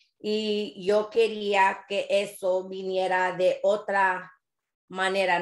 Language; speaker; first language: Spanish; early bilingual, heritage; Spanish